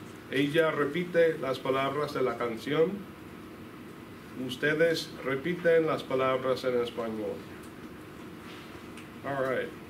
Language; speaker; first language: Spanish; non-native, fluent; English